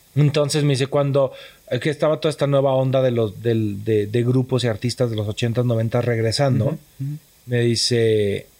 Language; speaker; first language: Spanish; native; Spanish